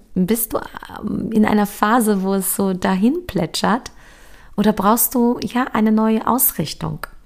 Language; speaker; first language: German; early bilingual, other home language; Polish